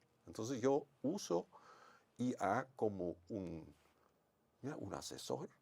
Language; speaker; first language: Spanish; non-native, fluent; Dutch